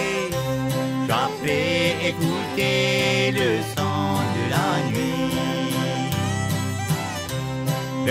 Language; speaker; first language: French; native; French